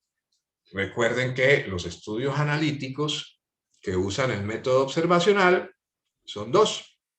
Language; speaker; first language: Spanish; native; Spanish